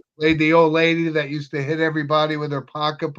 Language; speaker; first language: English; native; English